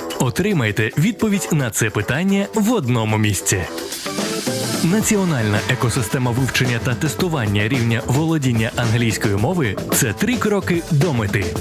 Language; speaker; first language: Ukrainian; native; Ukrainian